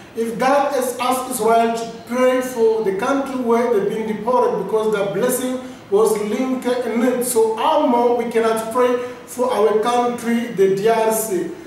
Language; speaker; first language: English; non-native, fluent; Lingala